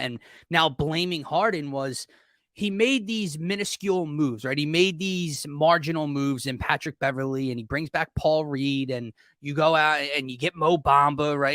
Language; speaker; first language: English; native; English